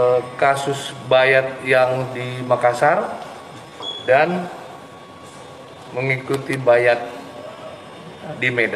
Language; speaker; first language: Indonesian; native; Indonesian